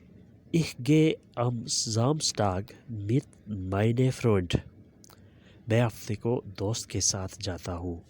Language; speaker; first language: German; non-native, learner; Urdu